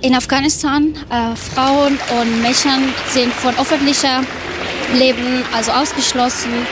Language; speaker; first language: German; non-native, fluent; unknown